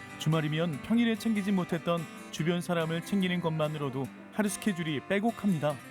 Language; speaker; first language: Korean; native; Korean